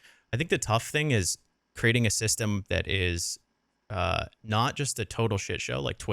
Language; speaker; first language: English; native; English